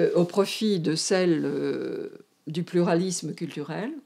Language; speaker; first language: French; native; French